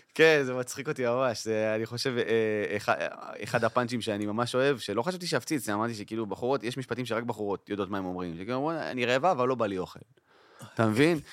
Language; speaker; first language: Hebrew; native; Hebrew